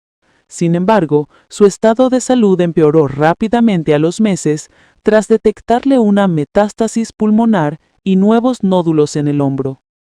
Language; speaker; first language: Spanish; native; Spanish